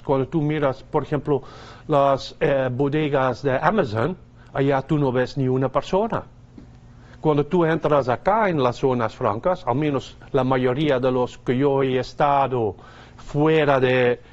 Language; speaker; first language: Spanish; non-native, fluent; Dutch